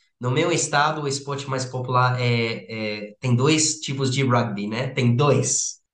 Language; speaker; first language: Portuguese; non-native, fluent; English